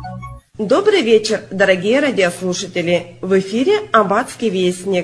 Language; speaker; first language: Russian; native; Russian